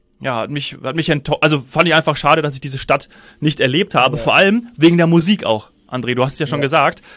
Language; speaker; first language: German; native; German